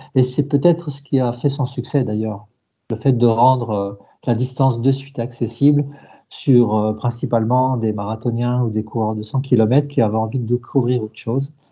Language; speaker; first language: French; native; French